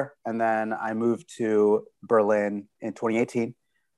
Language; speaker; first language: English; native; English